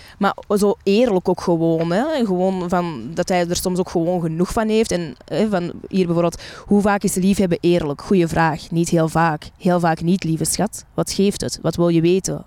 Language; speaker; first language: Dutch; early bilingual, other home language; Arabic